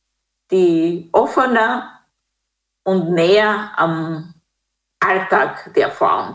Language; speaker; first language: German; non-native, fluent; Kinyarwanda